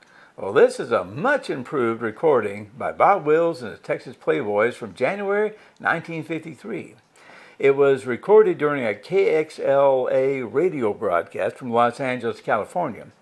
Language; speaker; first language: English; native; English